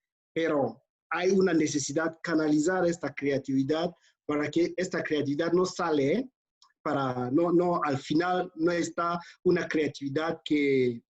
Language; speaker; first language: Spanish; non-native, fluent; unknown